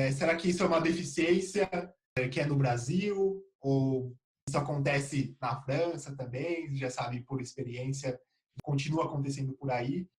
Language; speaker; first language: Portuguese; native; Portuguese